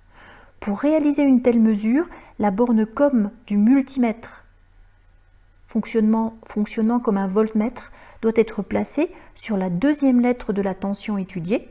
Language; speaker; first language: French; native; French